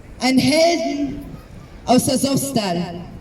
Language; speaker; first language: German; non-native, fluent; Ukrainian